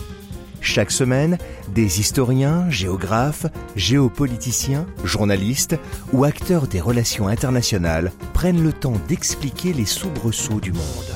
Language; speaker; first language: French; native; French